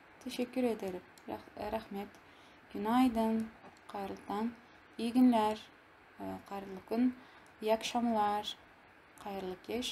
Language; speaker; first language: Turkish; non-native, fluent; Kazakh